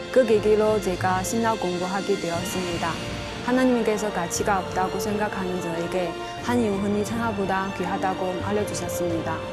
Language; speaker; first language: Korean; non-native, fluent; Chinese